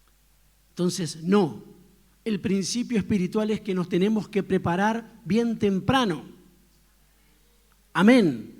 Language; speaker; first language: Spanish; native; Spanish